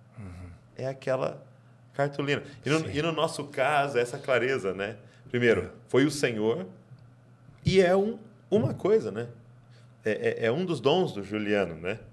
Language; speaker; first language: Portuguese; native; Portuguese